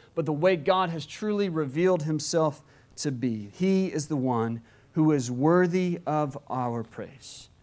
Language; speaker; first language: English; native; English